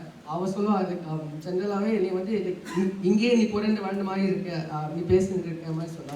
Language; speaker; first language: Tamil; early bilingual, heritage; Tamil